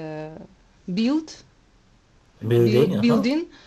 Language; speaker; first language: English; non-native, learner; Russian